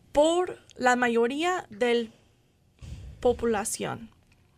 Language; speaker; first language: Spanish; non-native, learner; English